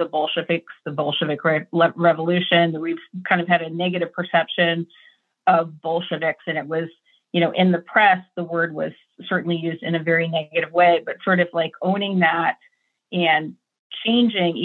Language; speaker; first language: English; native; English